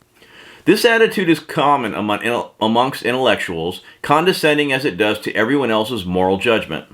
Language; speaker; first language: English; native; English